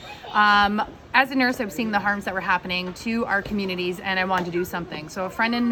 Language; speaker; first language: English; native; English